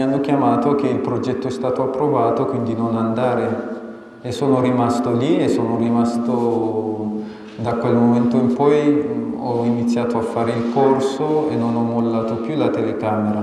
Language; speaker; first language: Italian; non-native, fluent; Amharic